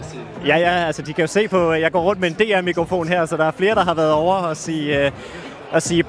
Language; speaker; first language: Danish; native; Danish